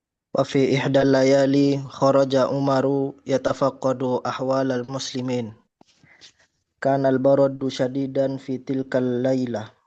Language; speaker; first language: Arabic; non-native, learner; Indonesian